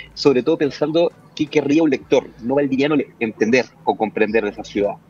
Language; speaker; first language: Spanish; native; Spanish